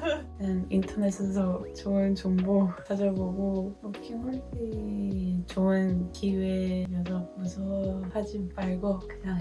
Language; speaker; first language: Korean; non-native, fluent; Dutch